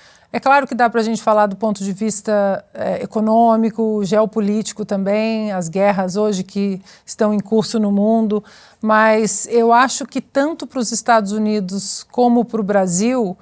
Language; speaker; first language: Portuguese; native; Portuguese